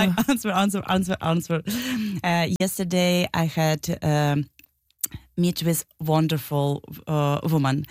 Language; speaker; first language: English; non-native, learner; Ukrainian